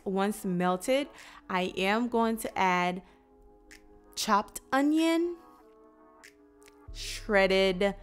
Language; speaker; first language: English; native; English